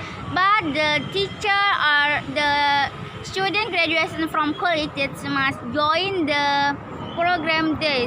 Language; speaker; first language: English; non-native, learner; Indonesian